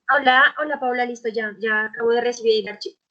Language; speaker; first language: Spanish; native; Spanish